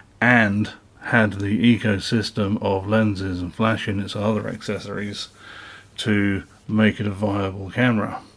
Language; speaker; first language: English; native; English